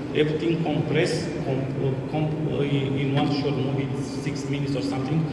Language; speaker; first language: English; non-native, fluent; Romanian